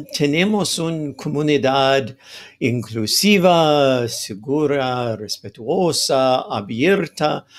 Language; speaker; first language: Spanish; non-native, fluent; English